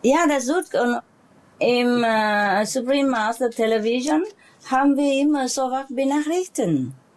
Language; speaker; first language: German; non-native, learner; Vietnamese